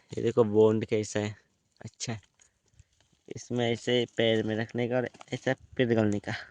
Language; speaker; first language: Hindi; non-native, local second language; Marathi